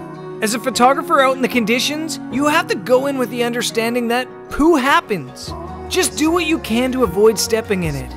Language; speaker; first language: English; native; English